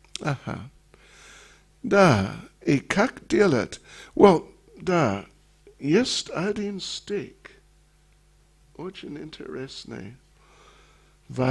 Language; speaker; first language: Russian; non-native, learner; English